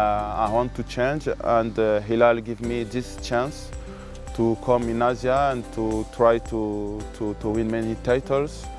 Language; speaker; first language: English; non-native, learner; French